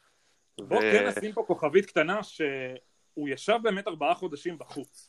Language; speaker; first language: Hebrew; native; Hebrew